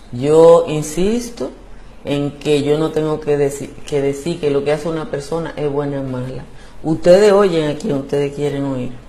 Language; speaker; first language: Spanish; native; Spanish